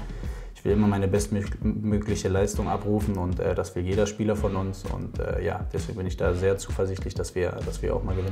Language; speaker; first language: German; native; German